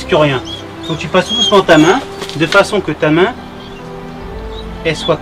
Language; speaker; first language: French; native; French